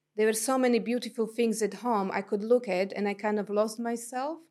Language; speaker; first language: English; non-native, fluent; Slovak